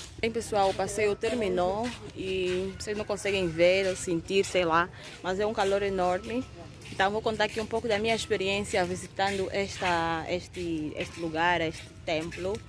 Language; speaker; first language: Portuguese; native; Portuguese